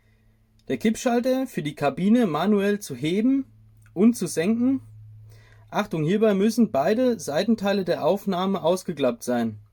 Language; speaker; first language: German; native; German